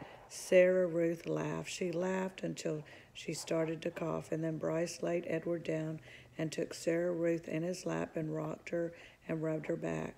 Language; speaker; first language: English; native; English